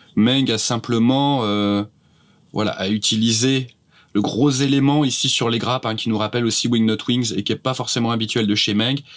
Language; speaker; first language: French; native; French